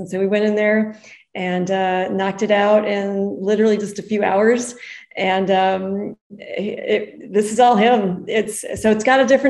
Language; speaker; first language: English; native; English